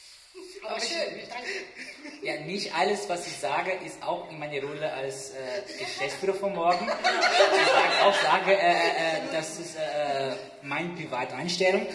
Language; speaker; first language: German; non-native, fluent; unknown